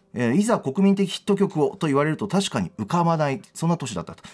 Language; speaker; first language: Japanese; native; Japanese